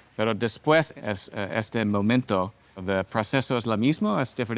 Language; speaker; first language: Spanish; non-native, learner; English